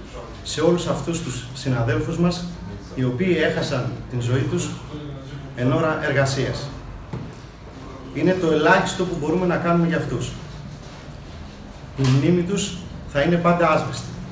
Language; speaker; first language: Greek; native; Greek